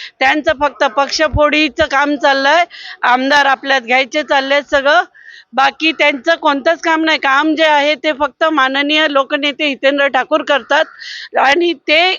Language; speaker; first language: Marathi; native; Marathi